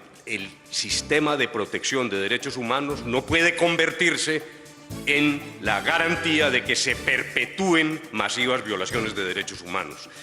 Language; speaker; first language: Spanish; native; Spanish